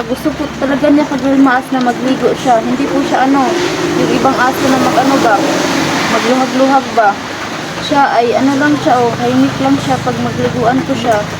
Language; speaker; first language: Filipino; non-native, local second language; Cebuano